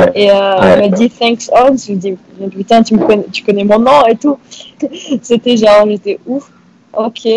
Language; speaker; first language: French; non-native, local second language; Arabic